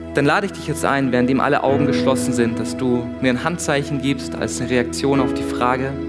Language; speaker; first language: German; native; German